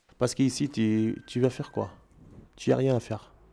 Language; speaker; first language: French; non-native, learner; Arabic